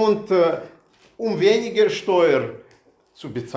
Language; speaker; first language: German; non-native, learner; Russian